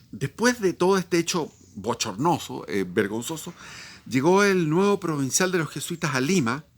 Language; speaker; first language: Spanish; native; Spanish